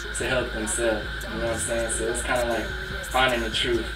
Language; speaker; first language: English; native; English